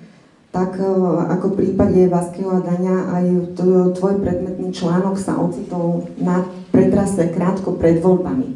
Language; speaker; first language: Slovak; native; Slovak